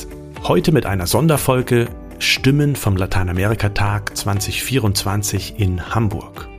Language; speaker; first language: German; native; German